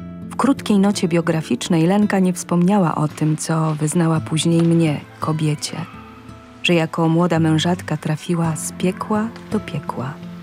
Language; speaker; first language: Polish; native; Polish